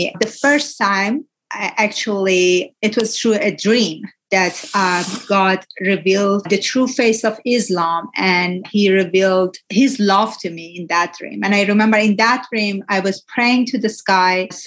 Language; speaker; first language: English; non-native, fluent; Persian